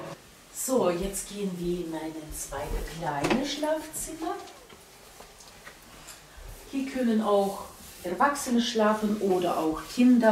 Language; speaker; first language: German; non-native, fluent; Russian